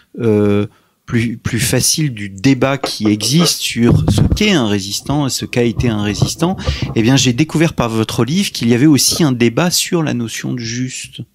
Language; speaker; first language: French; native; French